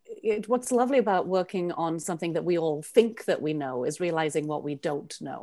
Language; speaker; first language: English; native; English